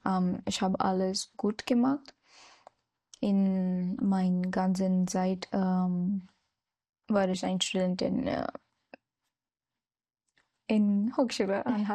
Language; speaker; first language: German; non-native, learner; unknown